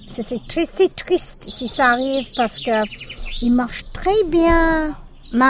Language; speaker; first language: French; non-native, fluent; English